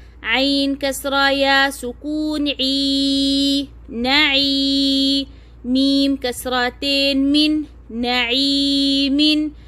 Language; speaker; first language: Arabic; non-native, fluent; Oromo